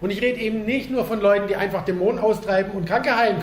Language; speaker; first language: German; native; German